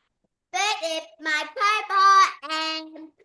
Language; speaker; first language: English; non-native, learner; Vietnamese